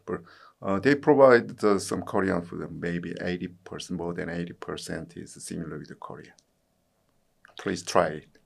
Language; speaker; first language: English; non-native, learner; Korean